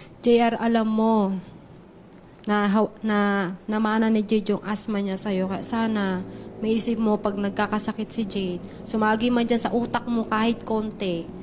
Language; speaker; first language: Filipino; native; Filipino